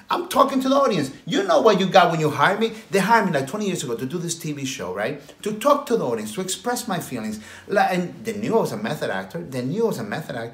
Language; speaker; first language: English; early bilingual, other home language; Spanish